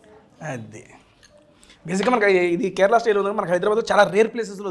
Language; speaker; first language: Telugu; native; Telugu